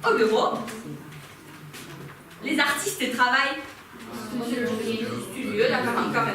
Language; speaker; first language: French; non-native, fluent; Ukrainian